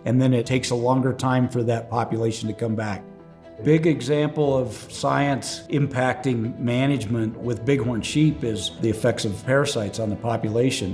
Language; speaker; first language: English; native; English